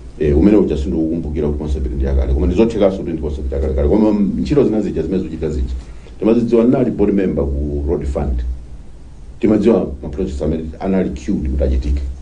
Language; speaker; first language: Nyanja; non-native, local second language; Tumbuka